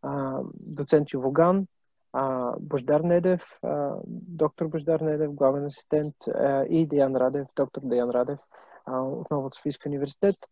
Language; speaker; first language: Bulgarian; native; Bulgarian